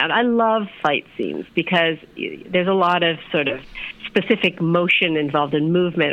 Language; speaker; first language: English; native; English